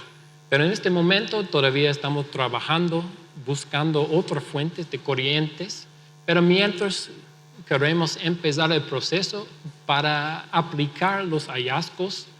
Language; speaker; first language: Spanish; non-native, fluent; English